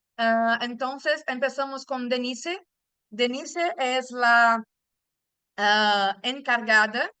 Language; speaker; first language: Spanish; non-native, fluent; Portuguese